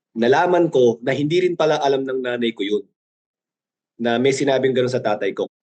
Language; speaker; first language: Filipino; early bilingual, other home language; Korean